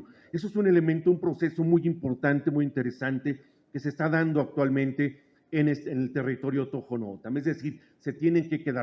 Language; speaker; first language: Spanish; native; Spanish